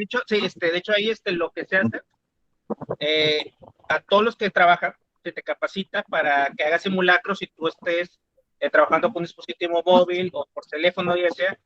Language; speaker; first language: Spanish; native; Spanish